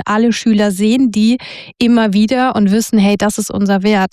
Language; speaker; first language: German; native; German